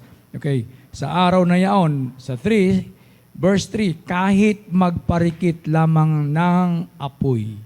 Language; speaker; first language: Filipino; native; Filipino